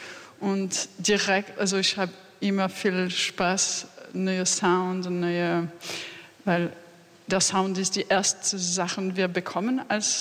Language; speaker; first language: German; non-native, learner; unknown